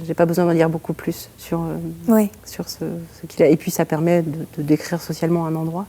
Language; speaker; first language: French; native; French